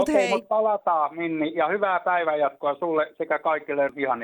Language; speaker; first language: Finnish; native; Finnish